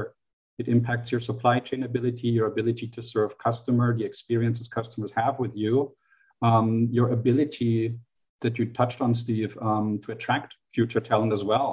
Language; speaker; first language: English; non-native, fluent; German